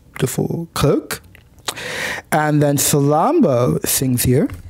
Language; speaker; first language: English; native; English